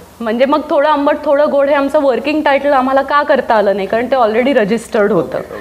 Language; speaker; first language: Marathi; native; Marathi